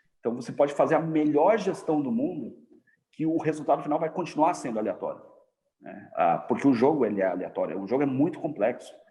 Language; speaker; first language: Portuguese; native; Portuguese